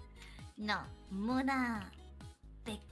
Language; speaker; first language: Japanese; non-native, learner; Indonesian